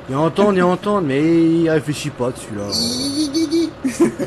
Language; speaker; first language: French; native; French